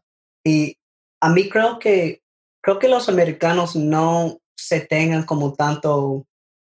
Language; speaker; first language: Spanish; non-native, learner; English